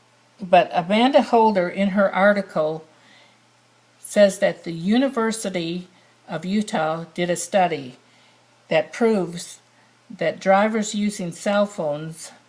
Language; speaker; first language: English; native; English